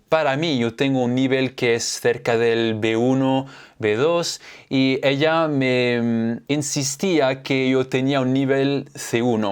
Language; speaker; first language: Spanish; non-native, fluent; French